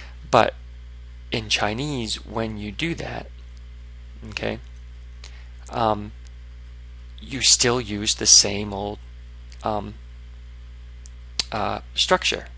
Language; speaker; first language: English; native; English